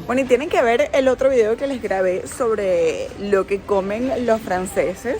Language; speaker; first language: Spanish; native; Spanish